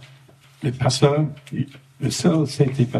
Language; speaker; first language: French; non-native, fluent; English